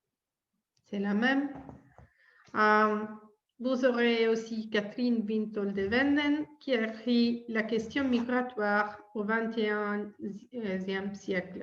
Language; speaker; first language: French; non-native, fluent; Italian